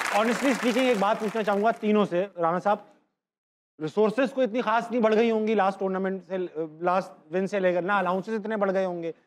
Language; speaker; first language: Urdu; native; Urdu